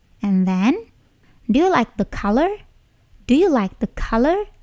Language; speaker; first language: English; non-native, learner; Indonesian